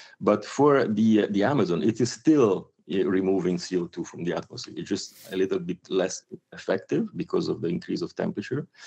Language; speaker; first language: English; non-native, fluent; Italian